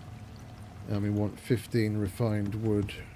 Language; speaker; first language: English; native; English